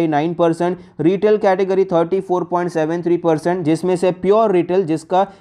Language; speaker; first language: Hindi; native; Hindi